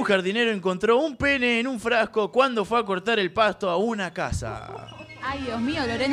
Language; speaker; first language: Spanish; native; Spanish